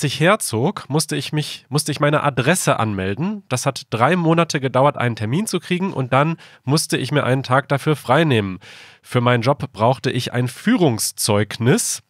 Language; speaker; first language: German; native; German